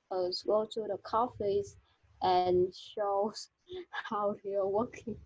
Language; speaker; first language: English; non-native, learner; Vietnamese